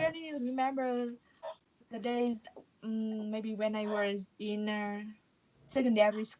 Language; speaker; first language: English; non-native, learner; Vietnamese